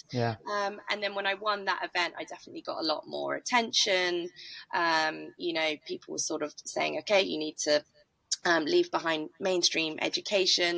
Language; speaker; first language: English; native; English